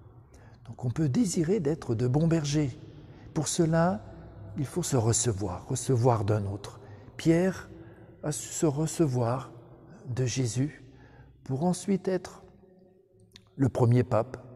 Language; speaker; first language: French; native; French